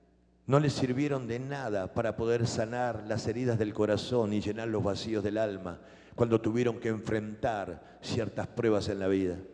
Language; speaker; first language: Spanish; native; Spanish